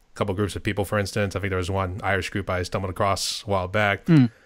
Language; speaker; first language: English; native; English